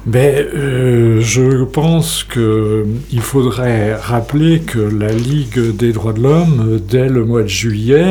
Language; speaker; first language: French; native; French